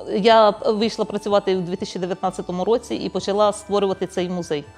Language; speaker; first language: Ukrainian; non-native, local second language; Czech